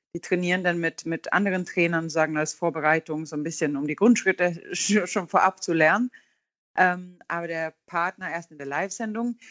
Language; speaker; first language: German; non-native, fluent; Swedish